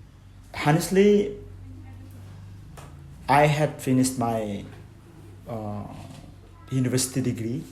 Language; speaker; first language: English; non-native, fluent; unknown